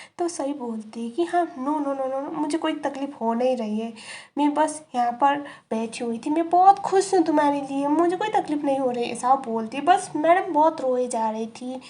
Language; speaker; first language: Hindi; native; Hindi